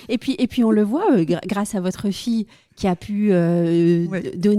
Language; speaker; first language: French; native; French